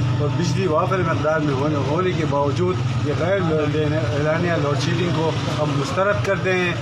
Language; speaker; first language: Urdu; non-native, local second language; Khowar